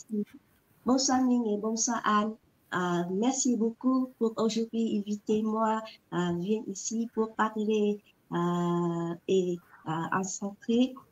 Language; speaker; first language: French; non-native, learner; Vietnamese